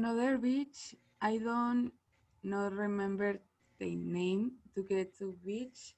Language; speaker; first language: English; non-native, learner; Spanish